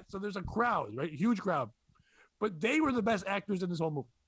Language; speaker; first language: English; native; English